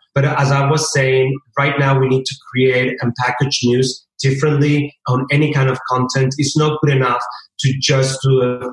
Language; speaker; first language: English; early bilingual, other home language; Spanish